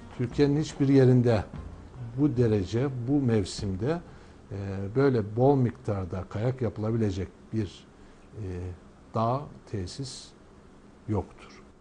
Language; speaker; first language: Turkish; native; Turkish